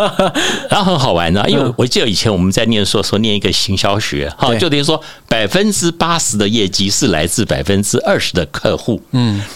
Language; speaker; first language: Chinese; native; Chinese